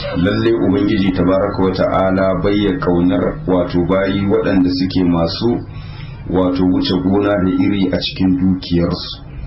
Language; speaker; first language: Hausa; native; Hausa